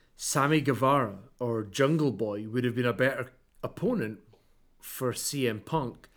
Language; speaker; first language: English; native; English